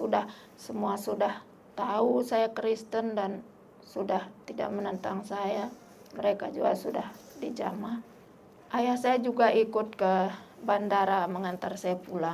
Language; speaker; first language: Indonesian; non-native, local second language; Sasak